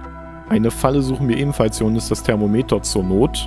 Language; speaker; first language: German; native; German